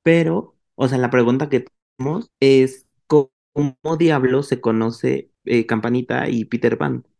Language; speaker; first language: Spanish; native; Spanish